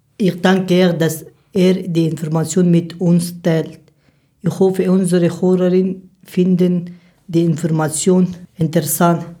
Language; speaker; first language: German; non-native, learner; Persian